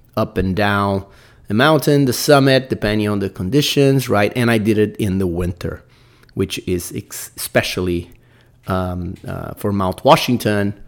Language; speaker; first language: English; non-native, fluent; Portuguese